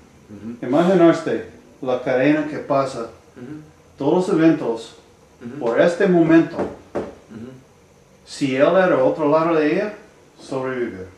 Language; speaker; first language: Spanish; non-native, learner; English